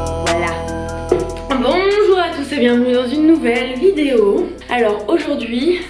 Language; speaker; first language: French; native; French